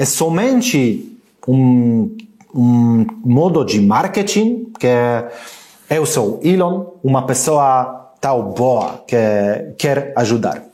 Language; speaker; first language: Portuguese; non-native, learner; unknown